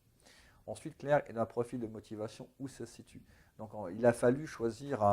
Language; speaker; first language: French; native; French